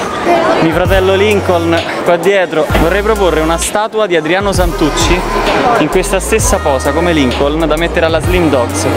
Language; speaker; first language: Italian; native; Italian